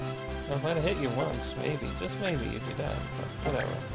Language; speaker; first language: English; native; English